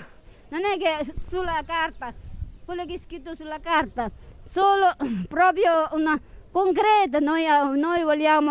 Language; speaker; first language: Italian; non-native, fluent; Tibetan